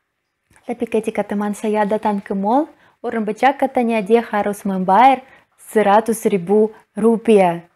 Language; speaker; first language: Indonesian; non-native, learner; Russian